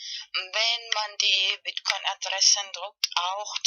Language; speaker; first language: German; non-native, fluent; Spanish